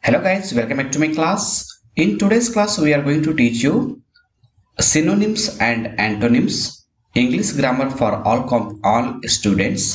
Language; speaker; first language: English; non-native, local second language; Kannada